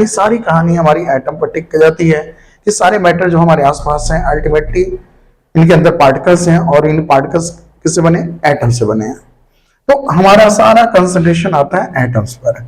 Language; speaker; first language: Hindi; native; Hindi